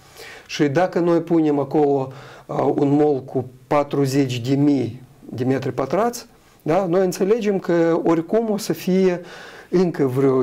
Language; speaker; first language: Romanian; non-native, local second language; Russian